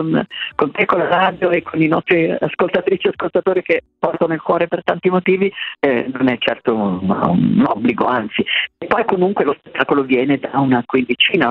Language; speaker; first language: Italian; native; Italian